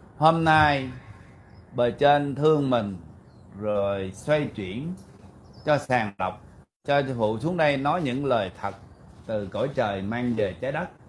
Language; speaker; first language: Vietnamese; early bilingual, heritage; Vietnamese